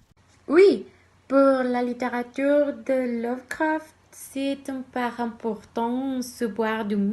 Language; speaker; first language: French; non-native, learner; Spanish